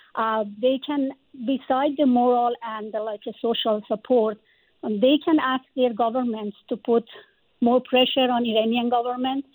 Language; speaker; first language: English; non-native, fluent; Persian